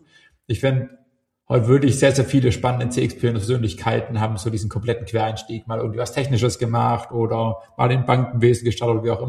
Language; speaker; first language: German; native; German